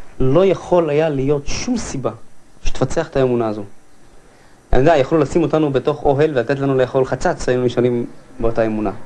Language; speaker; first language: Hebrew; early bilingual, other home language; Arabic